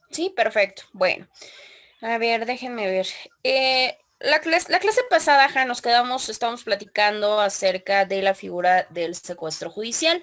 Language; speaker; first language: Spanish; native; Spanish